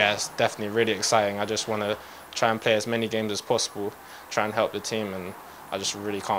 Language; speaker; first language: English; native; English